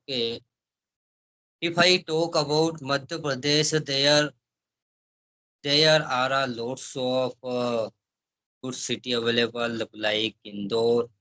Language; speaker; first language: English; non-native, learner; Hindi